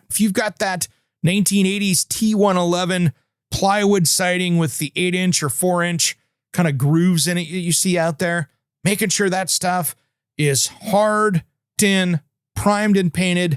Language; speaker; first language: English; native; English